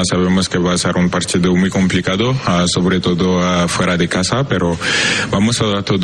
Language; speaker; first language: Spanish; non-native, fluent; French